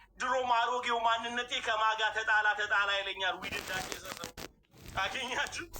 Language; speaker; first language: Amharic; non-native, local second language; Somali